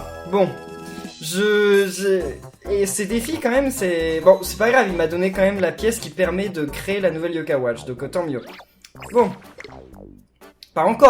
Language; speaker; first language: French; native; French